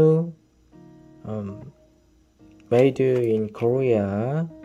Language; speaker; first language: English; non-native, learner; Korean